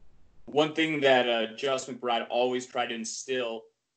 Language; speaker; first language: English; native; English